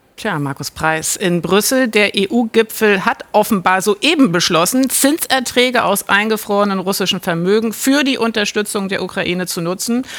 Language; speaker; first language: German; native; German